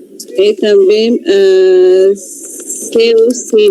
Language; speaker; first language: Portuguese; non-native, learner; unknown